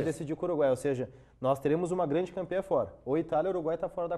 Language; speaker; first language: Portuguese; native; Portuguese